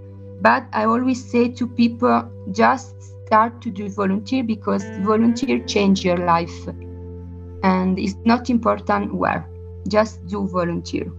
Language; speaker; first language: English; non-native, learner; Italian